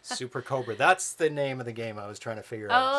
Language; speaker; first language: English; native; English